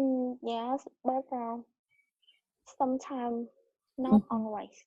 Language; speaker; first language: English; non-native, learner; Vietnamese